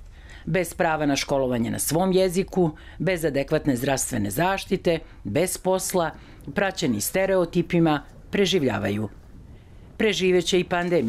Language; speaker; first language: Serbian; native; Serbian